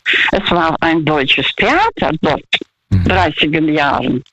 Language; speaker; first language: German; non-native, fluent; Russian